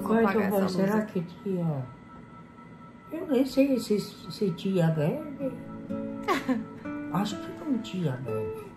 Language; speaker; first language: Portuguese; non-native, local second language; Japanese